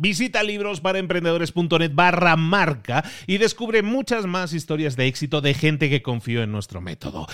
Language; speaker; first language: Spanish; native; Spanish